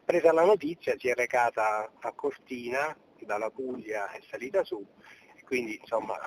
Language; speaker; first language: Italian; native; Italian